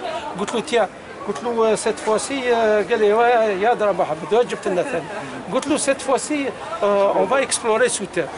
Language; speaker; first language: French; non-native, local second language; Arabic